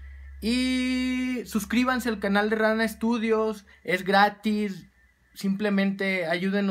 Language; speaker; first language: Spanish; native; Spanish